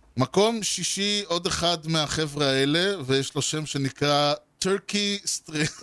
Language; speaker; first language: Hebrew; native; Hebrew